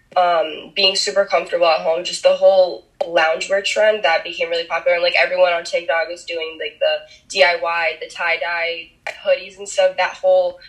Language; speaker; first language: English; early bilingual, other home language; Spanish